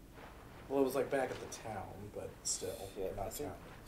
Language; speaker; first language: English; native; English